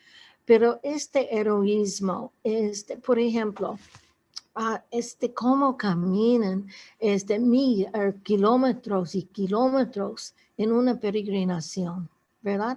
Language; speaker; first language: Spanish; non-native, fluent; English